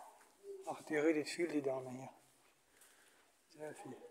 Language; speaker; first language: German; non-native, fluent; Arabic